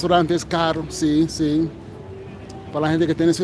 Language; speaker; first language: Spanish; non-native, fluent; English